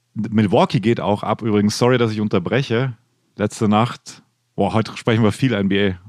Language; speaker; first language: German; native; German